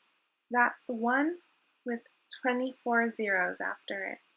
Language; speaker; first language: English; native; English